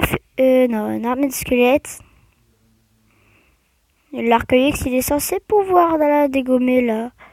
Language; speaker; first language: French; native; French